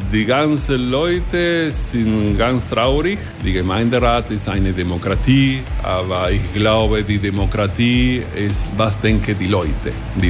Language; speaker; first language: German; non-native, learner; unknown